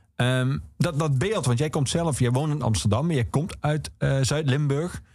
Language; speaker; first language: Dutch; native; Dutch